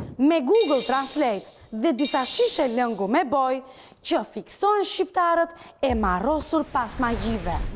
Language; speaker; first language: Albanian; native; Albanian